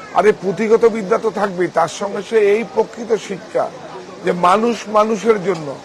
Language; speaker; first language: Bangla; native; Bangla